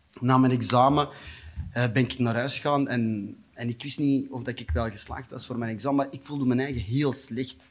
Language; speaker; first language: Dutch; non-native, local second language; Turkish